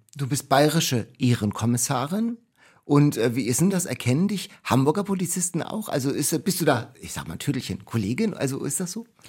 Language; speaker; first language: German; native; German